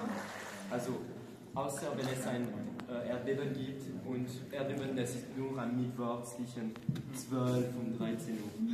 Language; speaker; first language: German; non-native, learner; French